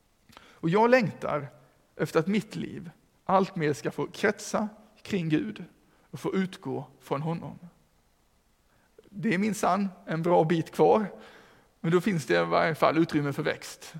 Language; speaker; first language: Swedish; native; Swedish